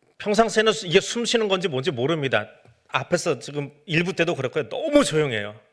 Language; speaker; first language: Korean; native; Korean